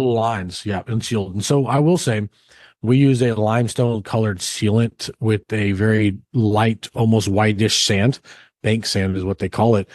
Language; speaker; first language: English; native; English